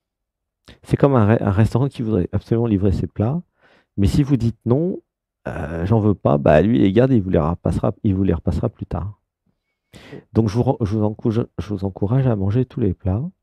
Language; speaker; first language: French; native; French